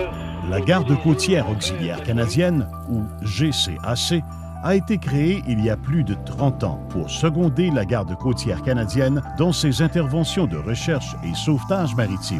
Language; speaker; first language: French; native; French